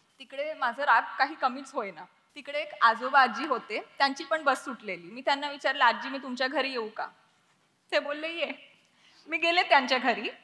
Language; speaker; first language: Marathi; non-native, local second language; Punjabi